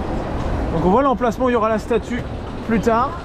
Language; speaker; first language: French; native; French